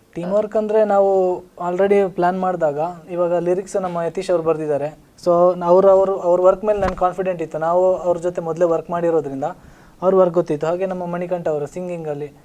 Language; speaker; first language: Kannada; non-native, local second language; Tulu